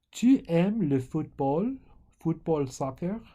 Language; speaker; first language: French; non-native, fluent; English